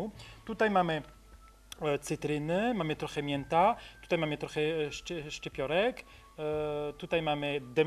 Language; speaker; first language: Polish; non-native, learner; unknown